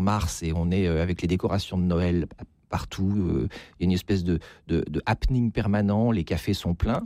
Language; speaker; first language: French; native; French